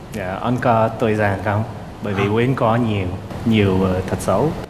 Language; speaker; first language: Vietnamese; non-native, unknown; English